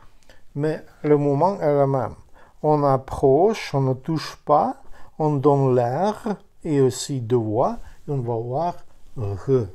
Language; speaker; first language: French; non-native, learner; Ukrainian